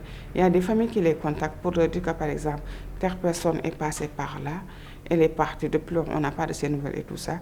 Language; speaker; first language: French; non-native, local second language; Wolof